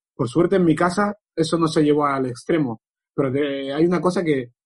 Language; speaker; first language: Spanish; native; Spanish